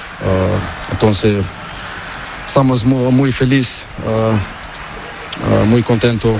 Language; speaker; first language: Spanish; non-native, learner; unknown